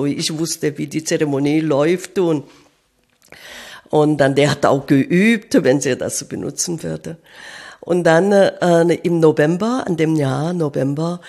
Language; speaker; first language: German; non-native, fluent; Korean